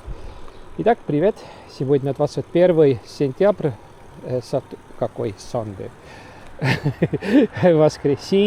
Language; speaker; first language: Russian; non-native, local second language; Estonian